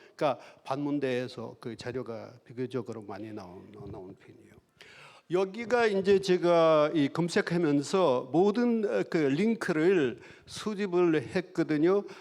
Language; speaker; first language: Korean; non-native, fluent; Russian